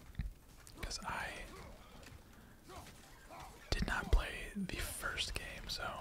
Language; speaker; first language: English; native; English